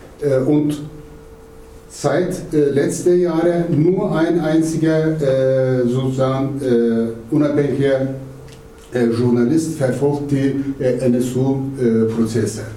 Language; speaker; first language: German; non-native, learner; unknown